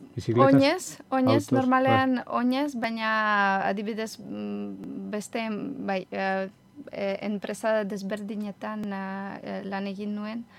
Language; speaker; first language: Basque; non-native, learner; Ukrainian